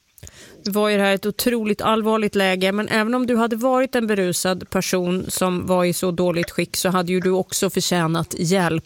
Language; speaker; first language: Swedish; native; Swedish